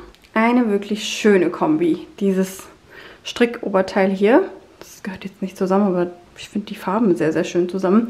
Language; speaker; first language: German; native; German